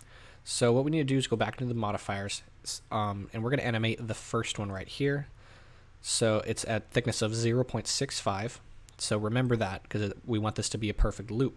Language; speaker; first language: English; native; English